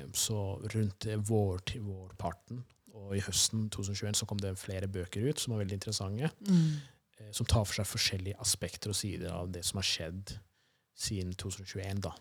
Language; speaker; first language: Norwegian; early bilingual, other home language; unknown